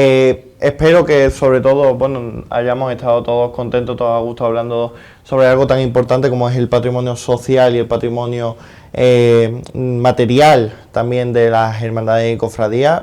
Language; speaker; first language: Spanish; native; Spanish